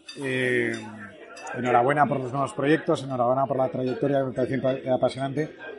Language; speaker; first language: Spanish; native; Spanish